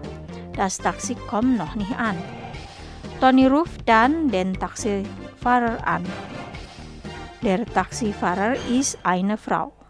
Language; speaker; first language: German; non-native, fluent; Indonesian